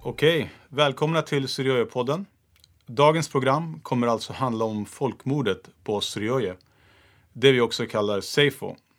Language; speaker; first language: Swedish; early bilingual, other home language; Turoyo